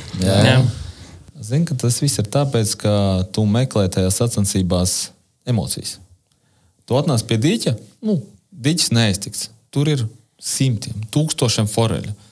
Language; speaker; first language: Latvian; non-native, local second language; Russian